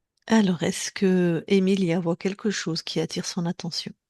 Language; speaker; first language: French; native; French